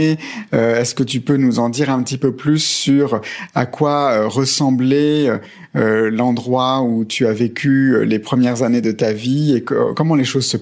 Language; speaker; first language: French; native; French